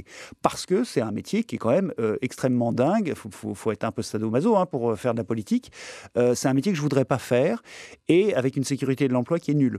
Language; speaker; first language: French; native; French